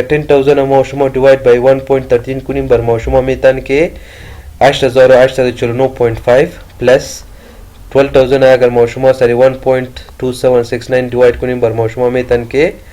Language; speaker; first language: Persian; native; Persian